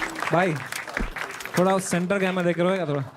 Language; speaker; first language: Hindi; native; Hindi